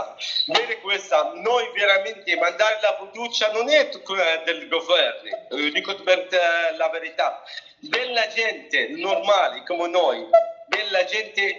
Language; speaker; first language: Italian; non-native, learner; Arabic